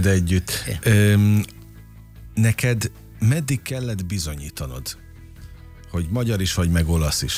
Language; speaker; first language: Hungarian; native; Hungarian